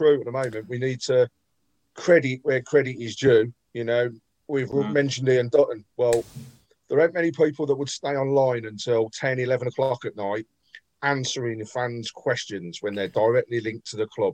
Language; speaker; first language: English; native; English